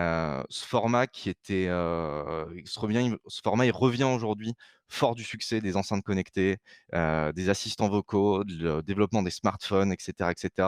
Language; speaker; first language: French; native; French